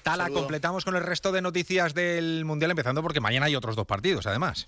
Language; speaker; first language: Spanish; native; Spanish